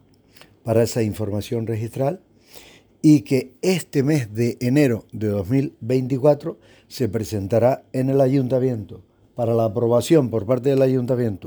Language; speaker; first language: Spanish; native; Spanish